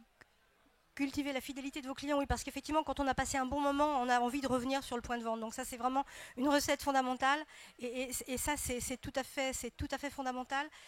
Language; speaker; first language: French; native; French